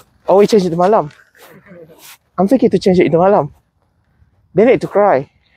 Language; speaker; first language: English; non-native, local second language; Malay